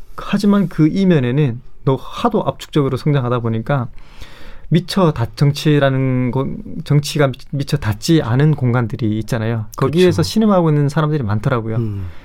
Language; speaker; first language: Korean; native; Korean